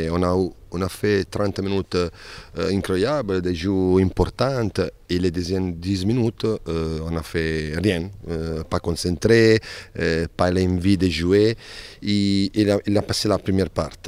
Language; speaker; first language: French; non-native, learner; Italian